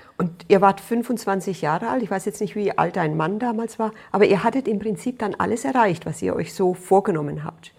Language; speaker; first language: German; native; German